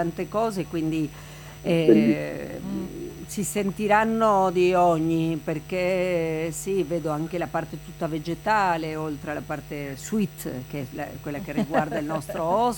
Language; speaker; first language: Italian; native; Italian